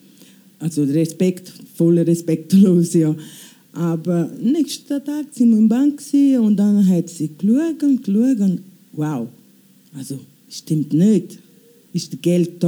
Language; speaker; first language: German; non-native, learner; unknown